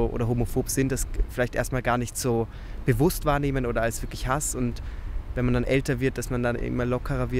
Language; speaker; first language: German; native; German